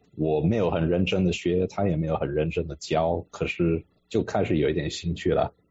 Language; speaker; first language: Chinese; non-native, fluent; English